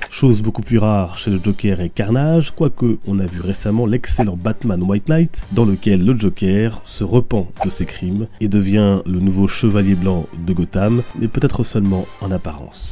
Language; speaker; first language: French; native; French